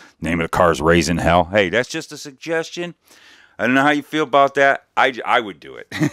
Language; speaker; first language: English; native; English